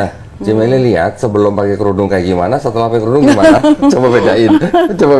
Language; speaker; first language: Indonesian; native; Indonesian